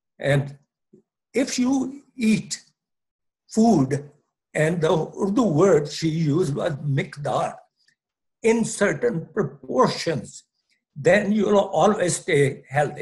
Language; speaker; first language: English; non-native, local second language; Punjabi